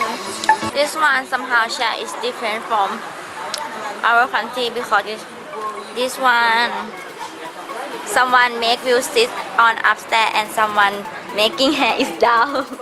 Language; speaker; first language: English; non-native, learner; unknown